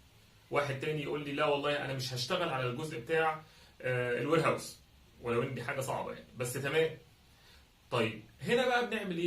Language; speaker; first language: Arabic; native; Arabic